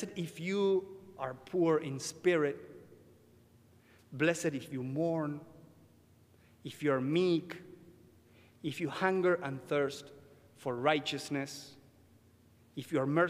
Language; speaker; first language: English; non-native, fluent; Spanish